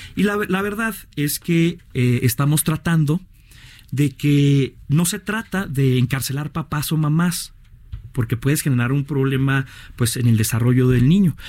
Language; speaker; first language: Spanish; native; Spanish